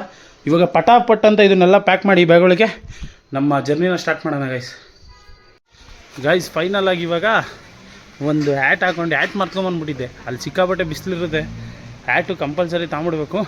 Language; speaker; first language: Kannada; native; Kannada